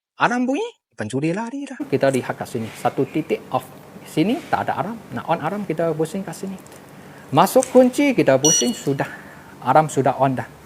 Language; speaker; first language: Malay; non-native, local second language; Chinese